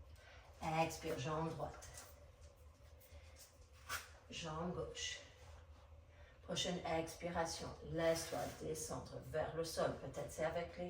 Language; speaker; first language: French; non-native, fluent; English